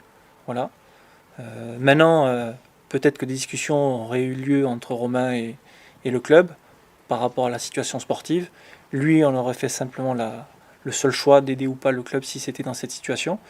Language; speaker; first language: French; native; French